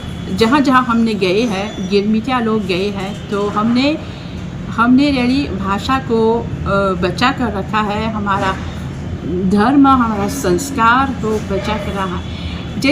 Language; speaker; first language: Hindi; non-native, fluent; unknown